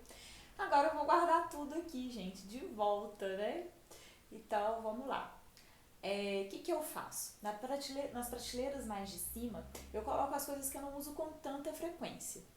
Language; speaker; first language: Portuguese; native; Portuguese